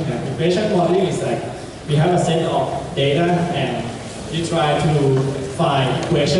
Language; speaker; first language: English; non-native, fluent; Thai